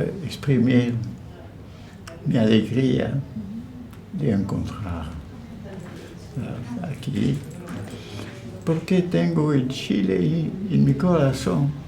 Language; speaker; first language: Spanish; non-native, fluent; French